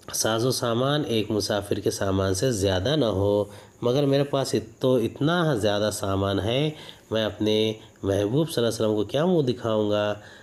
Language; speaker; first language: Urdu; native; Urdu